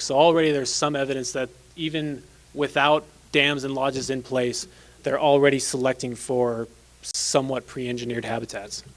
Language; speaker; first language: English; native; English